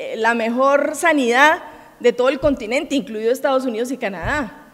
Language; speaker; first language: Spanish; native; Spanish